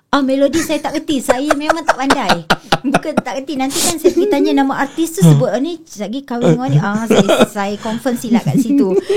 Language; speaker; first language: Malay; native; Malay